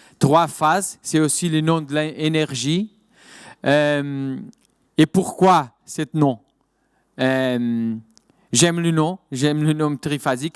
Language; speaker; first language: French; non-native, fluent; Portuguese